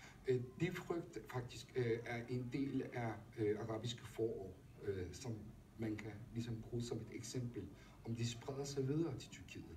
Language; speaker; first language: Danish; non-native, fluent; Turkish